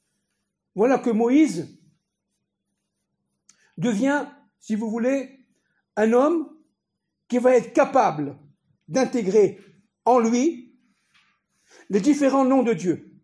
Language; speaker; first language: French; native; French